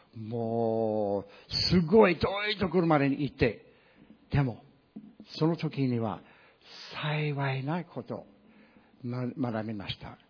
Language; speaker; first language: Japanese; non-native, fluent; English